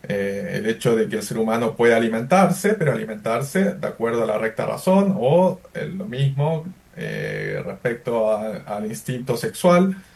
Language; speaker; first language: Spanish; native; Spanish